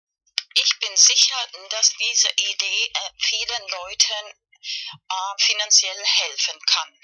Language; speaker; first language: German; non-native, fluent; Spanish